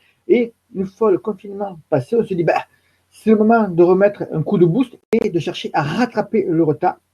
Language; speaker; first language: French; native; French